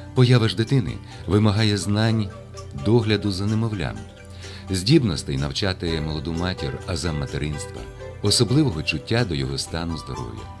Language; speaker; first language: Ukrainian; native; Ukrainian